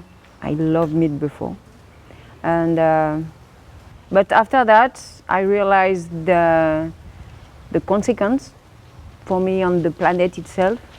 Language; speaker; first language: English; non-native, learner; French